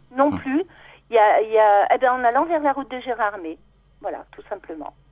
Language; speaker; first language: French; native; French